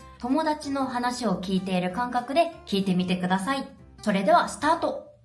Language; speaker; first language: Japanese; native; Japanese